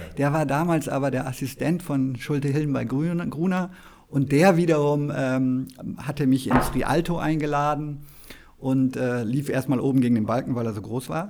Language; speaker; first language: German; native; German